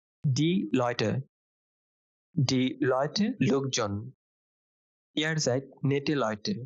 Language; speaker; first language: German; non-native, fluent; Bangla